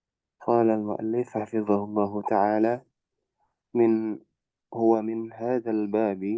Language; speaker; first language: Arabic; non-native, learner; Indonesian